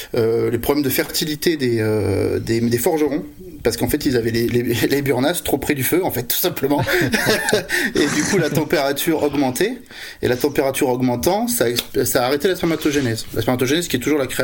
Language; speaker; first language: French; native; French